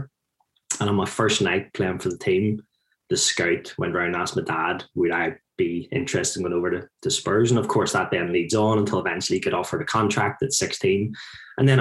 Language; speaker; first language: English; native; English